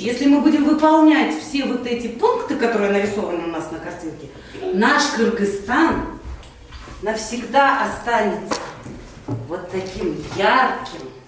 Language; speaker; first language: Russian; native; Russian